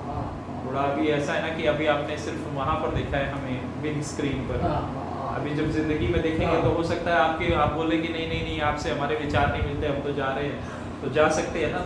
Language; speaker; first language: Hindi; native; Hindi